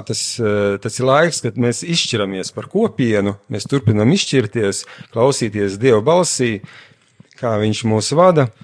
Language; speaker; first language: Latvian; native; Latvian